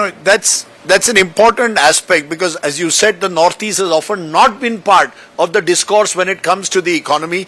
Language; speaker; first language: English; native; English